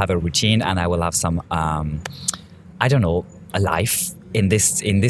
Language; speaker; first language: English; non-native, fluent; French